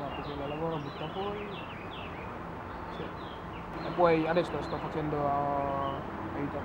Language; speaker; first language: Italian; non-native, learner; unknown